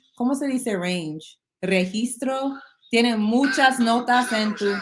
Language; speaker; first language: Spanish; non-native, learner; English